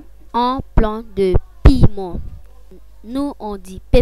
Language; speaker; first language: French; non-native, local second language; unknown